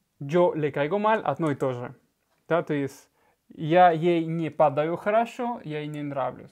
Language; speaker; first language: Russian; non-native, fluent; Spanish